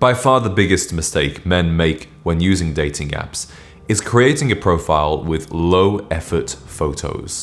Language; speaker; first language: English; native; English